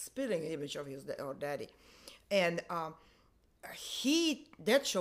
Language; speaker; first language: English; non-native, fluent; Russian